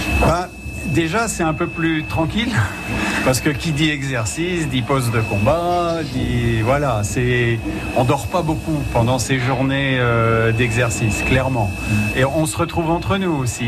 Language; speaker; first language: French; native; French